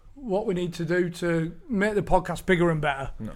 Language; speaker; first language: English; native; English